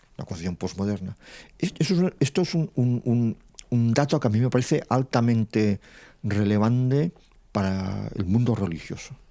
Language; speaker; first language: Spanish; non-native, local second language; Catalan